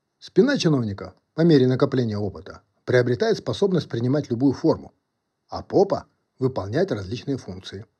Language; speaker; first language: Russian; non-native, local second language; Kazakh